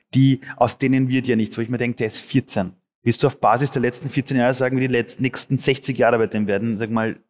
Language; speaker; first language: German; early bilingual, other home language; Persian